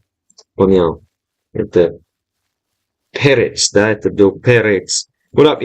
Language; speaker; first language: Russian; non-native, learner; English